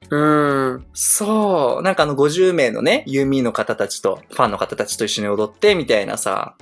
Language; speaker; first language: Japanese; native; Japanese